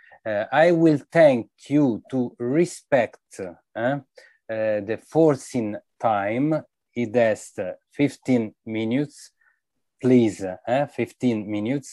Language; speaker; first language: English; non-native, fluent; Italian